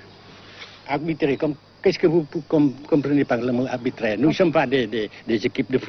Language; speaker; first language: French; non-native, fluent; Vietnamese